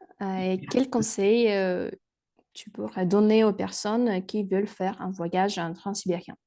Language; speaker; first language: French; non-native, fluent; Russian